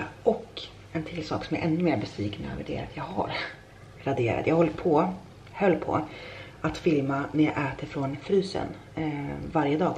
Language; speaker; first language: Swedish; native; Swedish